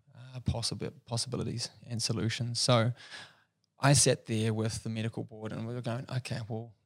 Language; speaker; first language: English; native; English